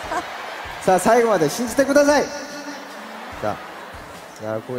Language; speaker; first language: Japanese; non-native, fluent; Korean